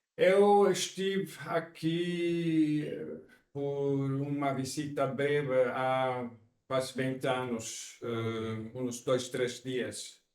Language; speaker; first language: Portuguese; non-native, fluent; Norwegian